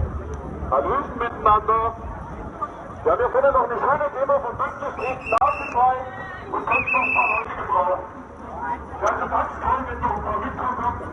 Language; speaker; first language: German; native; German